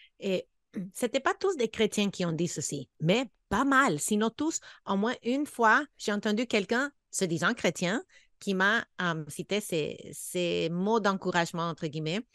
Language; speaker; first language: French; non-native, fluent; English